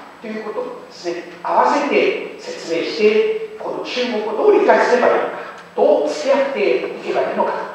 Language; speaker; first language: Japanese; non-native, fluent; Chinese